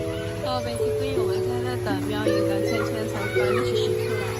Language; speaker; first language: Chinese; native; Chinese